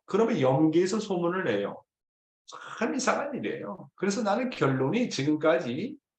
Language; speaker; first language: Korean; native; Korean